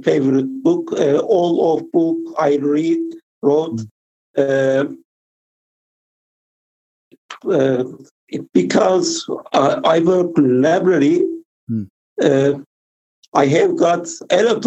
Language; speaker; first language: English; non-native, learner; Turkish